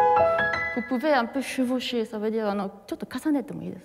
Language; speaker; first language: French; non-native, fluent; Japanese